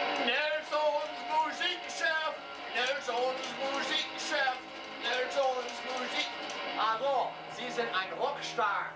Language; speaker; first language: German; non-native, learner; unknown